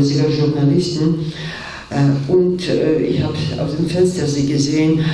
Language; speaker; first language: German; non-native, fluent; Georgian